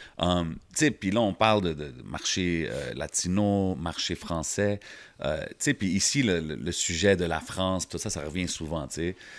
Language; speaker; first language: French; native; French